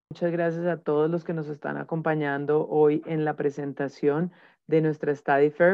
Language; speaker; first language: Spanish; native; Spanish